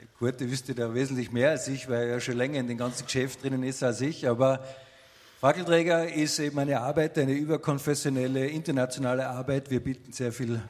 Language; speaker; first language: German; native; German